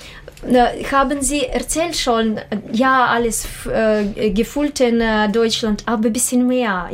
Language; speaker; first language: German; non-native, learner; Russian